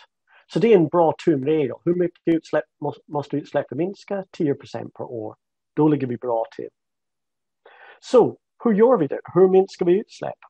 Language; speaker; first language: Swedish; non-native, fluent; English